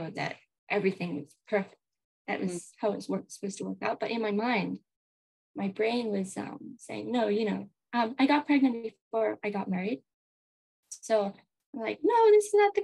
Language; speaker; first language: English; non-native, local second language; Japanese